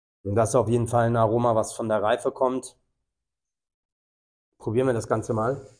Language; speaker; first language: German; native; German